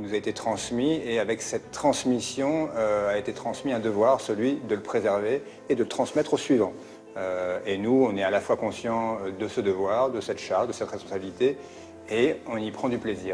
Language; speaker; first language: French; native; French